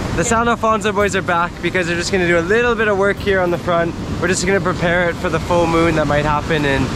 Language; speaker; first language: English; native; English